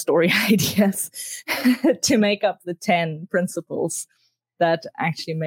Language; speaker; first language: English; native; English